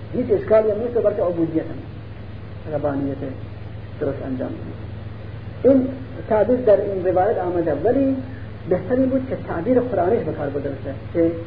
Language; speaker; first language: Persian; non-native, local second language; Central Kurdish